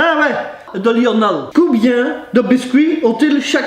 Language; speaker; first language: French; native; French